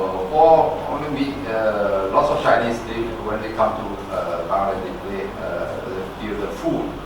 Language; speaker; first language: English; non-native, learner; Chinese